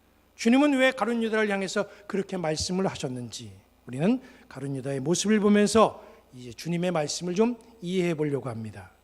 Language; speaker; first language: Korean; native; Korean